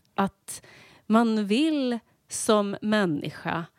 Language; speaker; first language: Swedish; native; Swedish